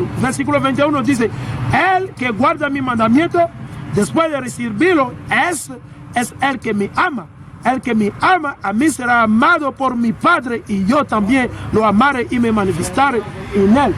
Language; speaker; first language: Spanish; non-native, learner; English